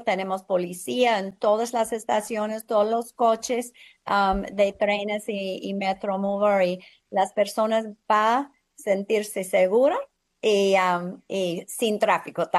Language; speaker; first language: Spanish; non-native, fluent; English